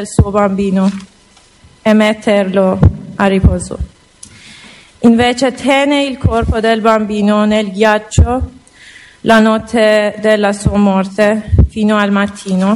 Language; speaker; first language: Italian; non-native, learner; Persian